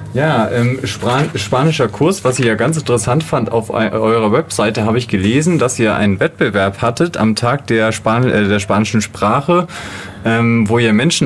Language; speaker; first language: German; native; German